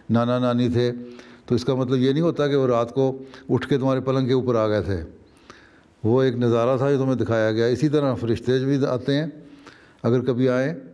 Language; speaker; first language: Urdu; native; Urdu